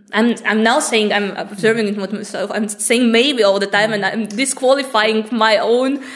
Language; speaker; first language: English; non-native, fluent; Bulgarian